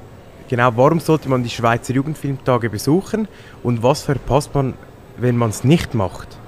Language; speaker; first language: German; native; German